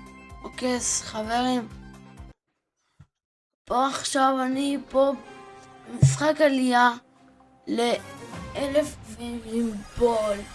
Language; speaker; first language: Hebrew; native; Hebrew